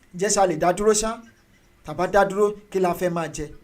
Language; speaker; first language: English; non-native, local second language; Yoruba